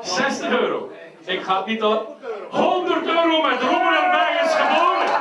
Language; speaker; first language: Dutch; native; Dutch